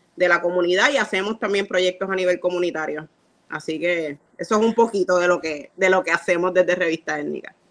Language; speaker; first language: Spanish; native; Spanish